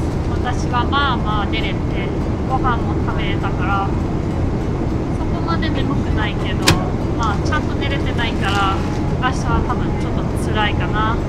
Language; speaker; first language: Japanese; non-native, fluent; German